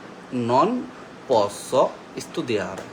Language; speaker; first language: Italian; non-native, learner; Bangla